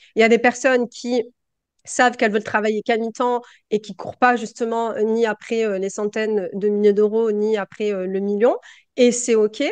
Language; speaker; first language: French; native; French